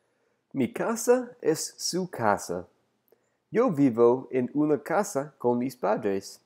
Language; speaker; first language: Spanish; non-native, learner; English